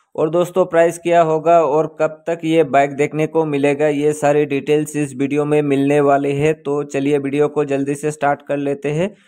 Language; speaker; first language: Hindi; native; Hindi